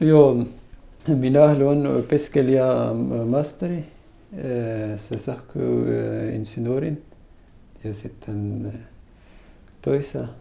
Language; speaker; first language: Finnish; non-native, learner; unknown